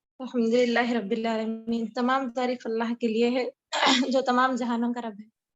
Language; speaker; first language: Urdu; native; Urdu